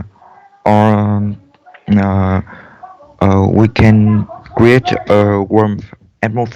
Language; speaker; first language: English; non-native, learner; Vietnamese